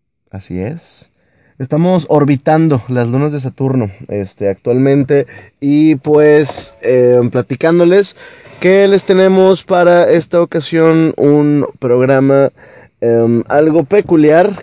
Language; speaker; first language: Spanish; native; Spanish